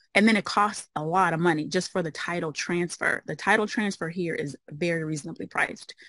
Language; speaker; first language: English; native; English